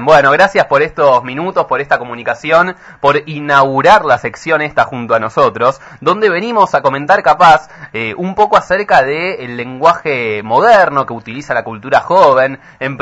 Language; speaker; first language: Spanish; native; Spanish